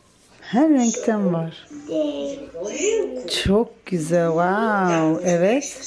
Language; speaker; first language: Turkish; early bilingual, other home language; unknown